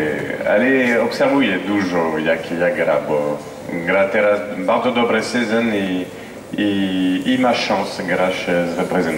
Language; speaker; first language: Polish; non-native, fluent; French